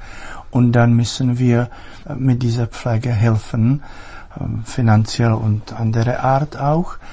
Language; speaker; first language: German; non-native, fluent; Czech